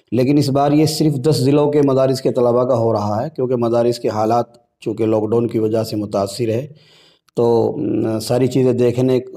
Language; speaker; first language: Urdu; native; Urdu